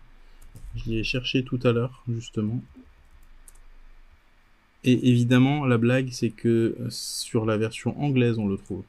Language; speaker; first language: French; native; French